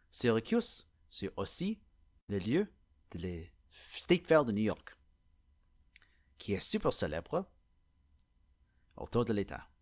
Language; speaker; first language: French; non-native, learner; English